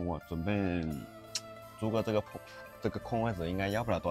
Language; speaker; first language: Chinese; native; Chinese